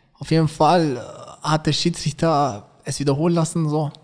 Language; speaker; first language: German; native; German